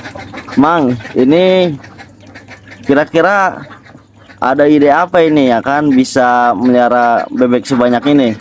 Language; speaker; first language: Indonesian; native; Indonesian